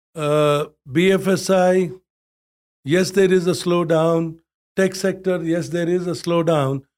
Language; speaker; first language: English; non-native, local second language; Hindi